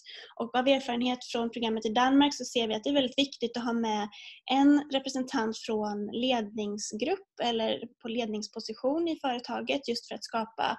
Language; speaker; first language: Swedish; native; Swedish